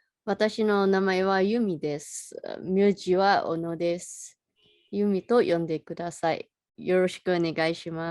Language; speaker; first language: Japanese; non-native, learner; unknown